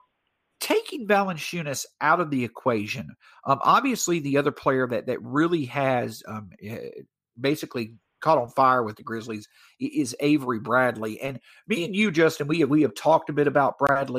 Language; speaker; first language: English; native; English